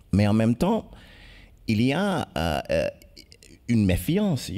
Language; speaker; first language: French; non-native, fluent; English